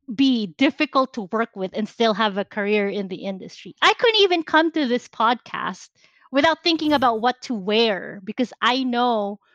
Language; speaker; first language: English; non-native, local second language; Filipino